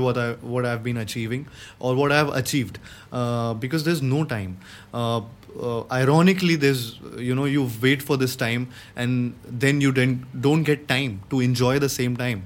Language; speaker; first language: English; non-native, local second language; Hindi